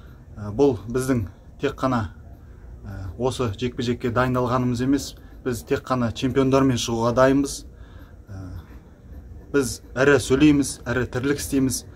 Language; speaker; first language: Kazakh; native; Kazakh